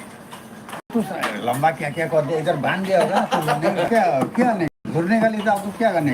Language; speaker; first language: Hindi; non-native, local second language; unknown